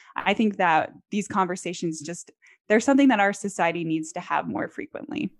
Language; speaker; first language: English; native; English